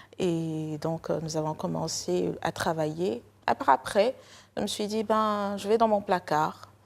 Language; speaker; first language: French; non-native, local second language; Lingala